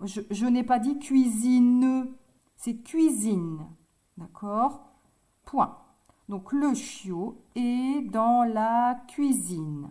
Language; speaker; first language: French; native; French